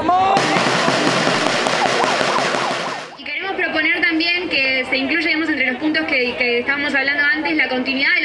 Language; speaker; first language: Spanish; native; Spanish